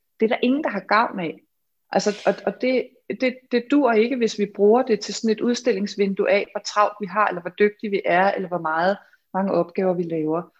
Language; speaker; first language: Danish; native; Danish